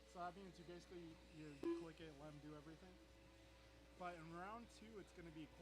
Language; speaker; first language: English; native; English